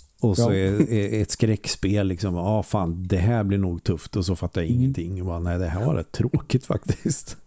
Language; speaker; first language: Swedish; native; Swedish